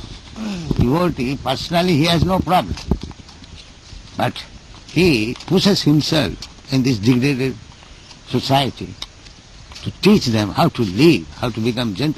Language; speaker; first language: English; non-native, local second language; Bangla